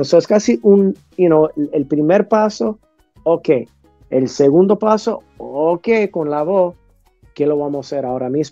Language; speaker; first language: Spanish; early bilingual, heritage; English